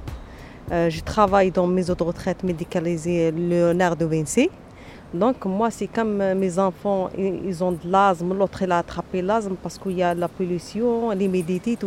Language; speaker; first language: French; non-native, local second language; Arabic